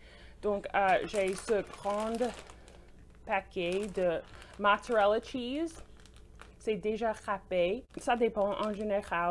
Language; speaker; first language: French; non-native, fluent; English